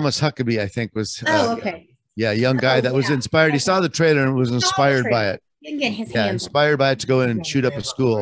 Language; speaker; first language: English; native; English